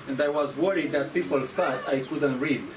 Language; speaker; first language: English; non-native, fluent; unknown